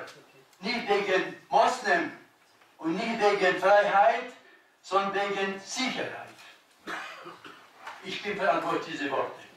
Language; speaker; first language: German; non-native, learner; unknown